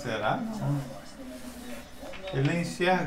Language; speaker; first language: Portuguese; native; Portuguese